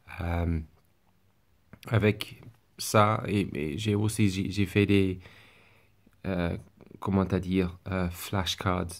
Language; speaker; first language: French; non-native, learner; English